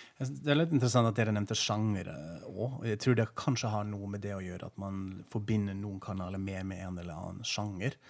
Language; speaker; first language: Norwegian; non-native, fluent; German